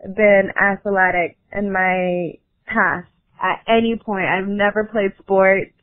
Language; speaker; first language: English; native; English